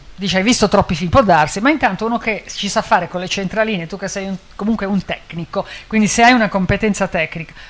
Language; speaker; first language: Italian; native; Italian